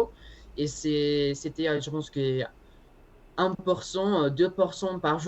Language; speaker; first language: French; non-native, learner; Spanish